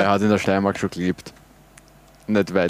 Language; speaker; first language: German; native; German